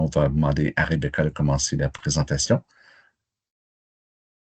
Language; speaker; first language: French; native; French